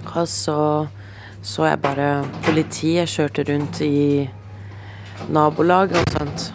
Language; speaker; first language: Norwegian; early bilingual, other home language; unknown